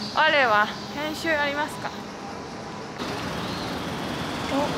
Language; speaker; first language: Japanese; non-native, learner; Chinese